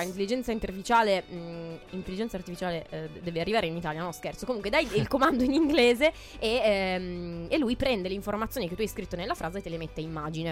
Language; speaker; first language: Italian; native; Italian